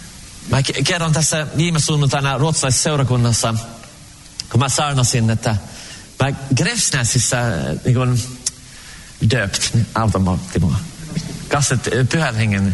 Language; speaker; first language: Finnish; early bilingual, heritage; Finnish